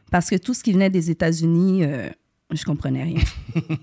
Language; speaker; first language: French; native; French